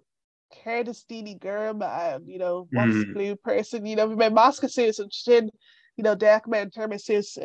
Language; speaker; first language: Irish; non-native, local second language; English